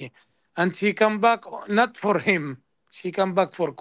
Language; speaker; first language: English; non-native, learner; Arabic